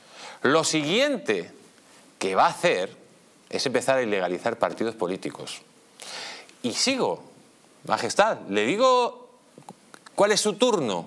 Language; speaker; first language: Spanish; native; Spanish